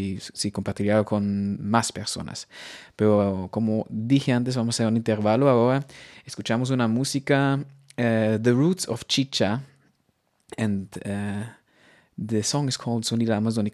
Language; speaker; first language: Spanish; non-native, fluent; German